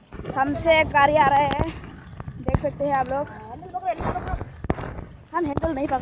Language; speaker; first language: Hindi; non-native, local second language; Assamese